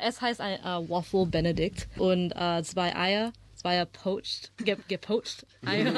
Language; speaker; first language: German; non-native, learner; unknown